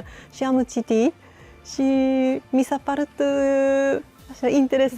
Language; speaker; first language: Romanian; non-native, learner; Japanese